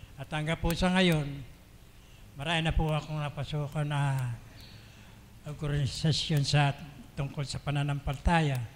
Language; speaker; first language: Filipino; native; Filipino